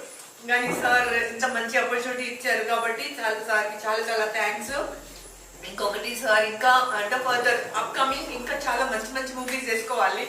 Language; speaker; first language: Telugu; non-native, fluent; Bangla